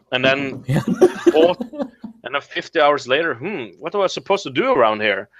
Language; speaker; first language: English; non-native, fluent; Norwegian